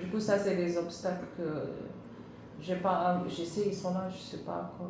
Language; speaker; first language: French; non-native, learner; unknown